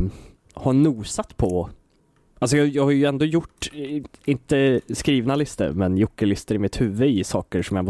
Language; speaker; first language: Swedish; native; Swedish